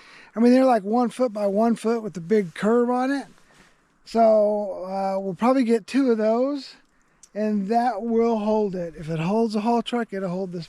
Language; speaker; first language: English; native; English